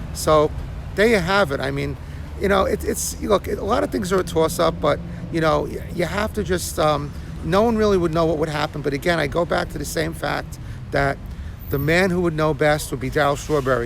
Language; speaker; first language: English; native; English